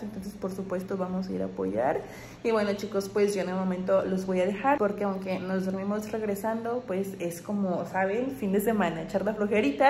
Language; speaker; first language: Spanish; native; Spanish